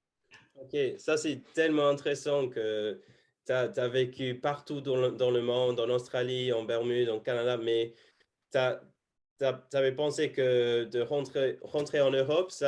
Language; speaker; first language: French; non-native, fluent; English